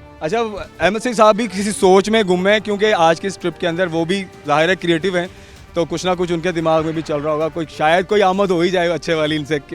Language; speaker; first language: Urdu; non-native, local second language; Punjabi